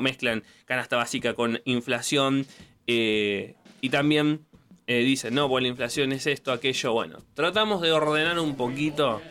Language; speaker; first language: Spanish; native; Spanish